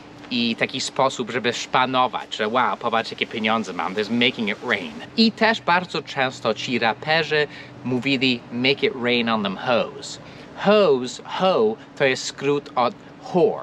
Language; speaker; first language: Polish; non-native, fluent; English